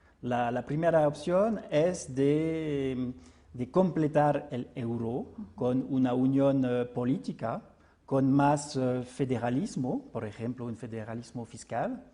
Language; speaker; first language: Spanish; non-native, fluent; French